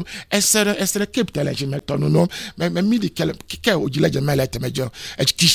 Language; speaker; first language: Hungarian; non-native, fluent; Yoruba